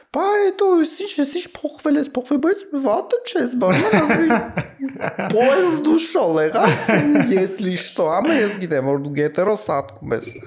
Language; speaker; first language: Armenian; native; Armenian